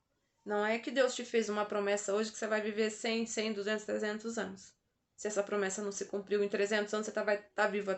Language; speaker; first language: Portuguese; native; Portuguese